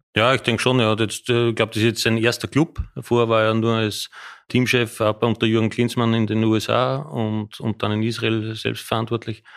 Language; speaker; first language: German; native; German